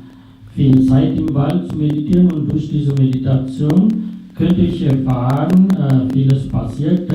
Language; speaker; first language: German; non-native, fluent; Sinhala